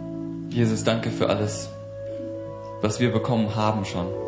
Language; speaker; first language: German; native; German